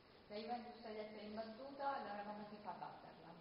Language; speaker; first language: Italian; native; Italian